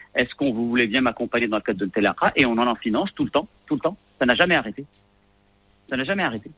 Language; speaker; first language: French; non-native, local second language; Arabic